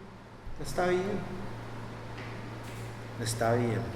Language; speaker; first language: Spanish; non-native, fluent; English